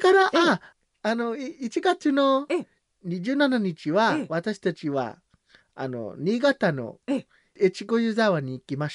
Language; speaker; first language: Japanese; non-native, learner; Samoan